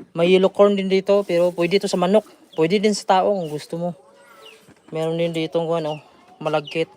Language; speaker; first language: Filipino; non-native, local second language; Cebuano